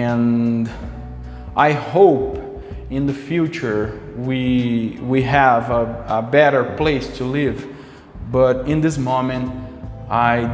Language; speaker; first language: English; non-native, local second language; Portuguese